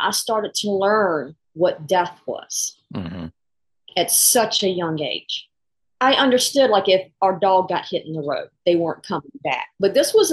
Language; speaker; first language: English; native; English